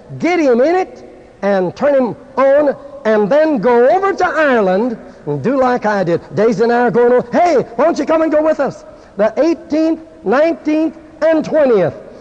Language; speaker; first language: English; native; English